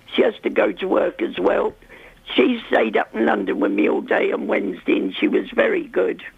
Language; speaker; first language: English; native; English